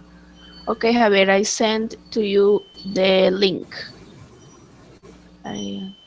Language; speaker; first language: English; non-native, learner; Spanish